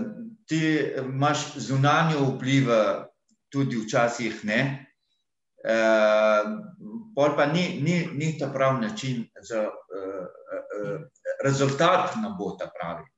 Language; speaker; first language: Slovenian; non-native, fluent; Arabic